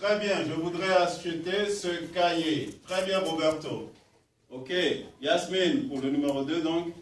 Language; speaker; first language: French; non-native, fluent; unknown